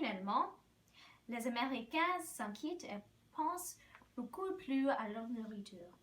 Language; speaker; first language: French; non-native, learner; English